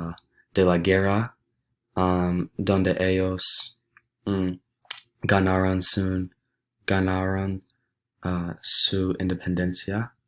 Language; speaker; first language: Spanish; non-native, learner; English